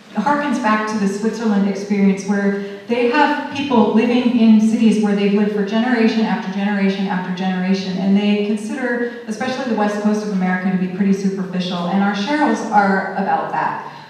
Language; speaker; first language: English; native; English